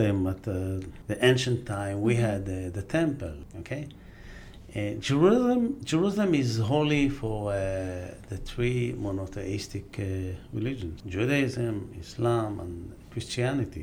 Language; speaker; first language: English; non-native, fluent; Aramaic